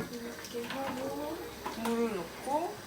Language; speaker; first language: Korean; non-native, fluent; French